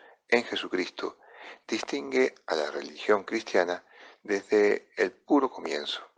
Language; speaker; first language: Spanish; non-native, fluent; Italian